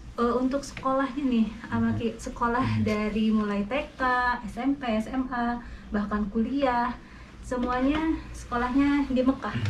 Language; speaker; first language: Indonesian; native; Indonesian